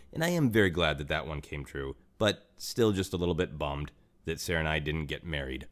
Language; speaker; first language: English; native; English